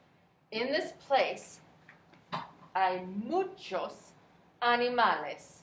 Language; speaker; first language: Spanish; non-native, fluent; English